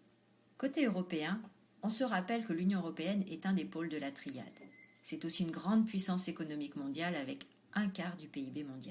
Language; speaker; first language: French; native; French